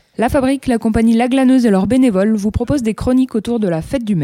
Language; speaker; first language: French; native; French